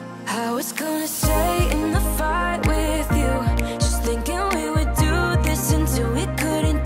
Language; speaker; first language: English; native; English